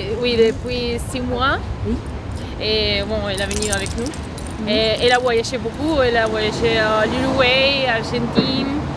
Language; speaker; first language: French; non-native, learner; Spanish